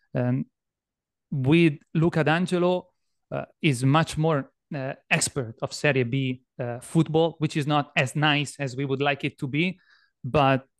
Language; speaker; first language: English; non-native, fluent; Italian